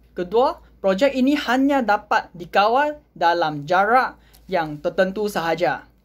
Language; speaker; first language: Malay; non-native, local second language; Chinese